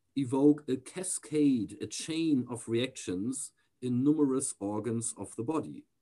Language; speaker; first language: English; non-native, fluent; German